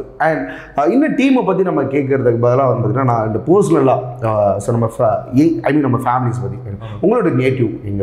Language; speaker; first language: Tamil; native; Tamil